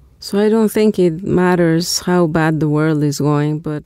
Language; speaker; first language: English; non-native, fluent; Spanish